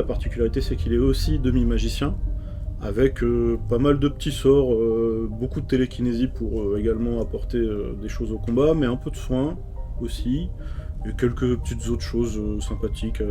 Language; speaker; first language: French; native; French